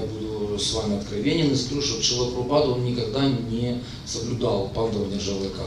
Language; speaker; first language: Russian; native; Russian